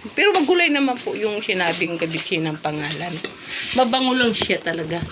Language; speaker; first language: Filipino; non-native, local second language; Cebuano